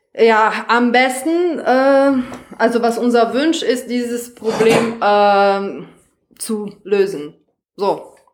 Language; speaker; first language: German; non-native, fluent; Serbian